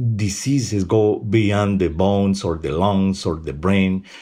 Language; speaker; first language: English; non-native, fluent; Spanish